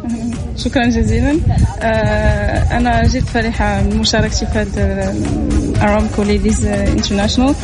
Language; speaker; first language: Arabic; native; Arabic